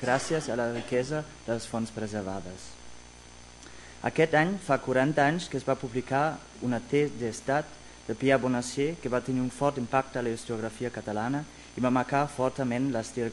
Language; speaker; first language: Catalan; non-native, fluent; German